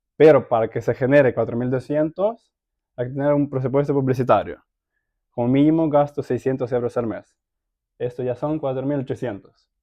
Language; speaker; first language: Spanish; non-native, fluent; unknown